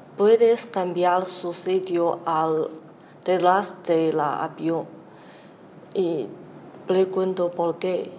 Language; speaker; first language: Spanish; non-native, learner; Chinese